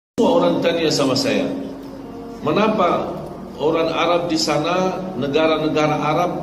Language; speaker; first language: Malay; non-native, fluent; Arabic